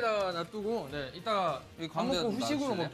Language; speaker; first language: Korean; native; Korean